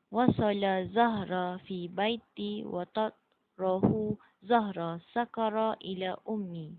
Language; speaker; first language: Arabic; non-native, learner; Malay